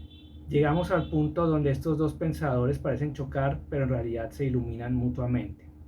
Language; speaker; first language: Spanish; native; Spanish